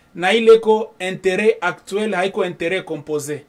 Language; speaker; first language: French; non-native, local second language; Swahili